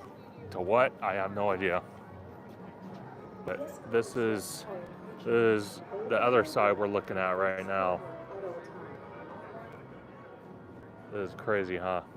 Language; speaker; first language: English; native; English